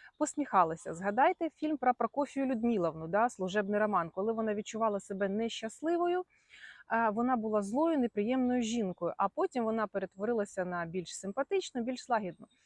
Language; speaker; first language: Ukrainian; non-native, local second language; Russian